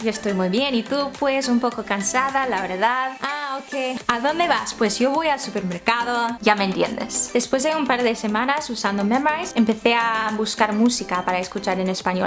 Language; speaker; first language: Spanish; non-native, fluent; English